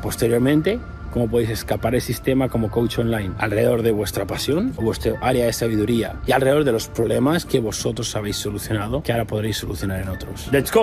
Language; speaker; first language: Spanish; native; Spanish